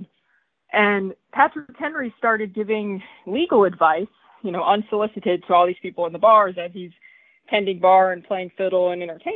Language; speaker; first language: English; native; English